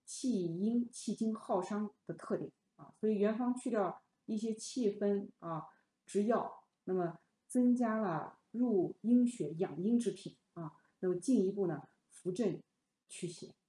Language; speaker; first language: Chinese; native; Chinese